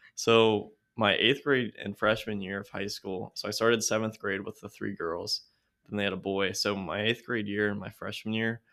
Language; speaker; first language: English; native; English